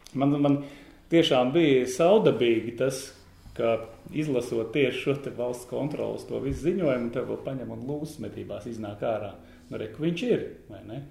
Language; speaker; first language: Latvian; native; Latvian